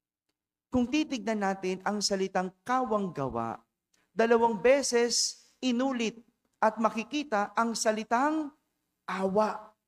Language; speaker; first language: Filipino; native; Filipino